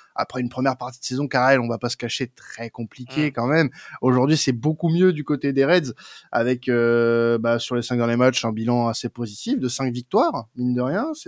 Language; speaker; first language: French; native; French